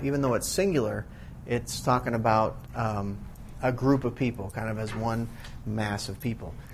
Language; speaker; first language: English; native; English